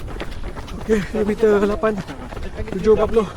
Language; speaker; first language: English; non-native, local second language; Malay